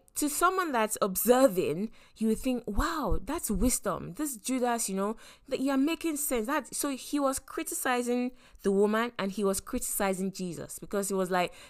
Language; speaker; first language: English; non-native, local second language; Yoruba